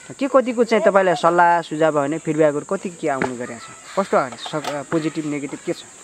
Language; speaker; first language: Nepali; native; Nepali